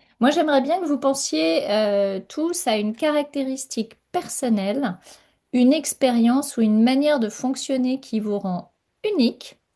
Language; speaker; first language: French; native; French